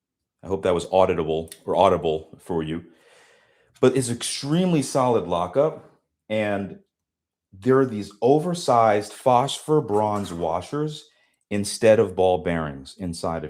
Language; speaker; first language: English; native; English